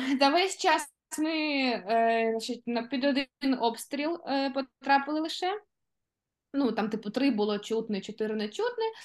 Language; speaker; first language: Ukrainian; non-native, local second language; Russian